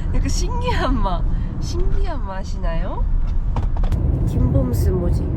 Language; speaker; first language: Korean; non-native, fluent; Japanese